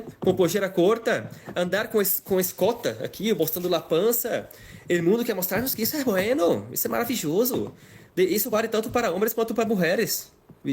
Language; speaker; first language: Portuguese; non-native, fluent; Spanish